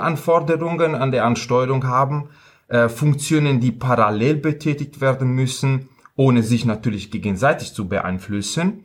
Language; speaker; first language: German; non-native, fluent; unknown